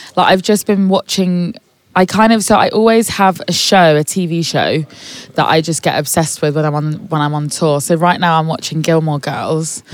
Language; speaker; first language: English; native; English